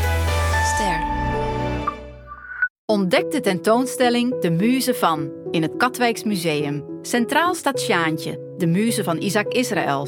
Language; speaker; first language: Dutch; native; Dutch